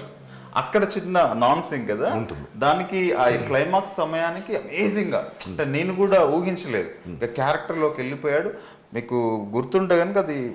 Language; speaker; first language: Telugu; native; Telugu